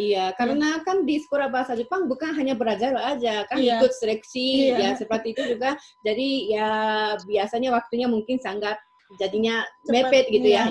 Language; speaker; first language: Indonesian; non-native, fluent; Japanese